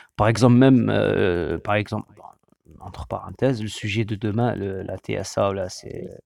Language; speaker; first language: French; non-native, local second language; Arabic